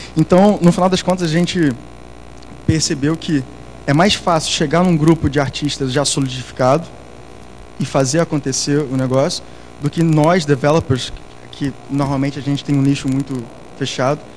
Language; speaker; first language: Portuguese; native; Portuguese